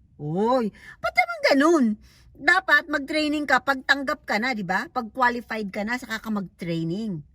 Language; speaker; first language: Filipino; non-native, local second language; Cebuano